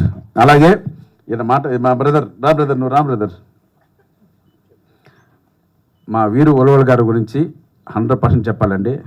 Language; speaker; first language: Telugu; native; Telugu